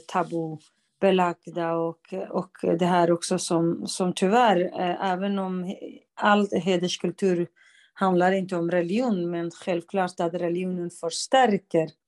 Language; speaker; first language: Swedish; non-native, fluent; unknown